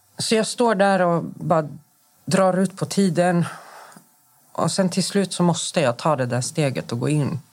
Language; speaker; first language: Swedish; native; Swedish